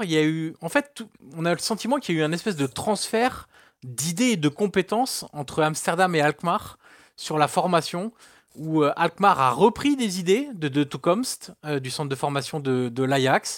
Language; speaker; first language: French; native; French